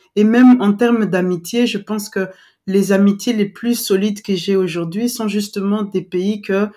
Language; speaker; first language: French; non-native, local second language; Lingala